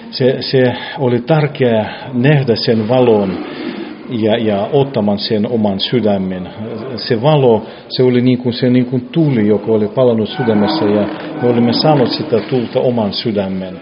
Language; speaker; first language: Finnish; non-native, fluent; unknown